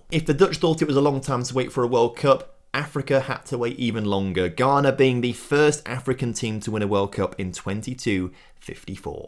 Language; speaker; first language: English; native; English